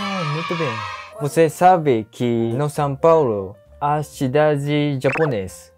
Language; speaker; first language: Portuguese; non-native, learner; Japanese